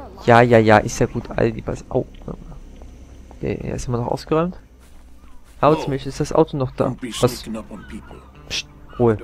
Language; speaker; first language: German; native; German